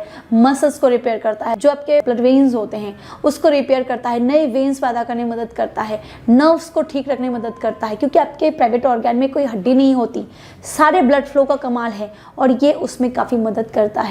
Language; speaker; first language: Hindi; native; Hindi